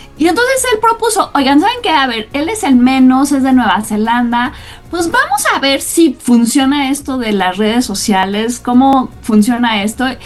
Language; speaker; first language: Spanish; native; Spanish